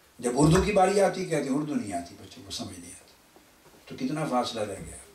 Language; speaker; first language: Urdu; non-native, local second language; Punjabi